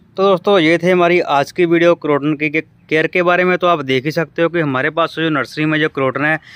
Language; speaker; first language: Hindi; non-native, local second language; Punjabi